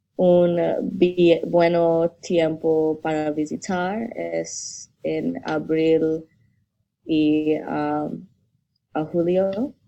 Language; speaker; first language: Spanish; non-native, learner; English